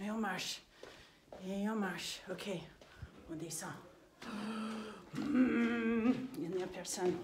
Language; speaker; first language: French; non-native, fluent; English